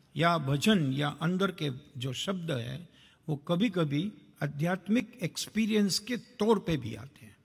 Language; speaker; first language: Hindi; non-native, local second language; Gujarati